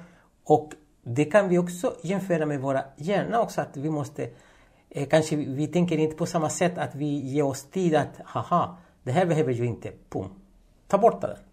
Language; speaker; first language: Swedish; non-native, fluent; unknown